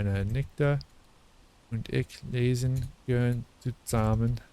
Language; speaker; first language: German; non-native, learner; English